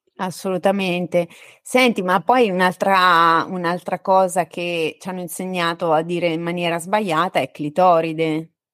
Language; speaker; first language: Italian; native; Italian